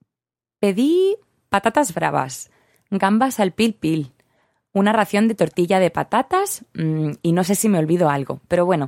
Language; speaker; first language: Spanish; native; Spanish